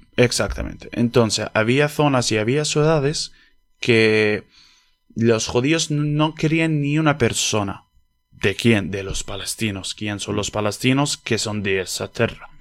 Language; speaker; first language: Spanish; non-native, fluent; Arabic